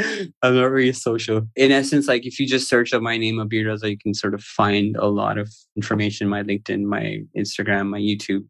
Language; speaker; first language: English; non-native, local second language; Urdu